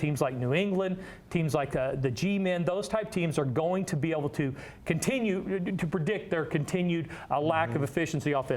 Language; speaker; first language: English; native; English